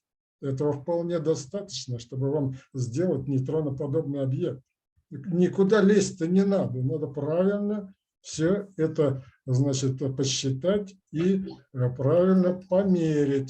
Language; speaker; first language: Russian; native; Russian